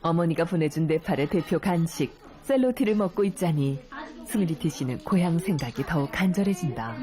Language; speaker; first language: Korean; native; Korean